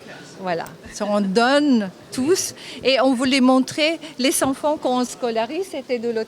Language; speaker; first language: French; non-native, fluent; Japanese